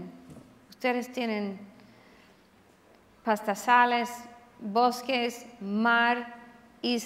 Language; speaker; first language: Spanish; non-native, fluent; English